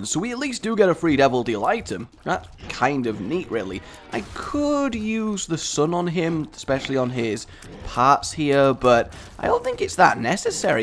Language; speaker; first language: English; native; English